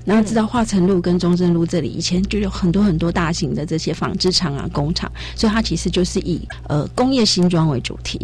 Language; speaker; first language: Chinese; native; Chinese